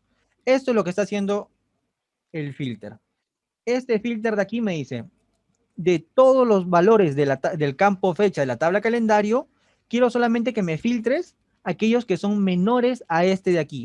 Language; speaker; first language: Spanish; native; Spanish